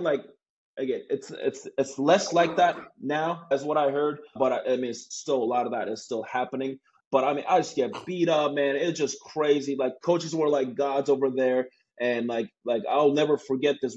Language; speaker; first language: English; non-native, fluent; Korean